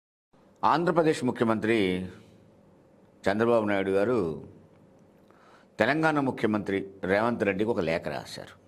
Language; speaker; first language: Telugu; native; Telugu